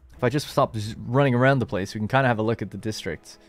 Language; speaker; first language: English; native; English